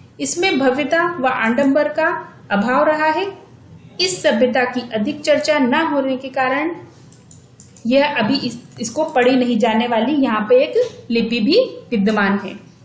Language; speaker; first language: Hindi; native; Hindi